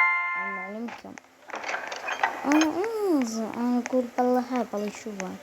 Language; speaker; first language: Arabic; native; Arabic